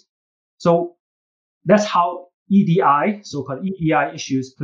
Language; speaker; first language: English; non-native, fluent; Chinese